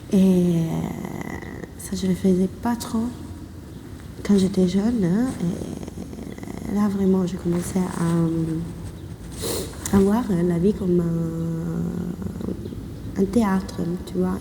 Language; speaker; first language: French; non-native, fluent; Italian